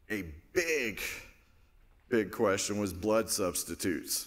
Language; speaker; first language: English; native; English